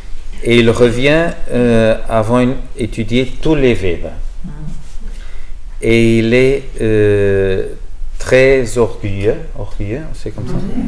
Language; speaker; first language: French; non-native, learner; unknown